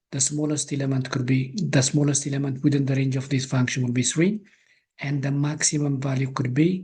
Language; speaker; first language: English; non-native, local second language; Amharic